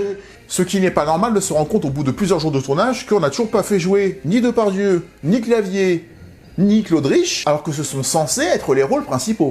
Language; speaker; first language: French; native; French